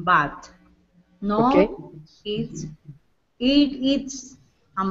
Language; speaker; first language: English; non-native, learner; Spanish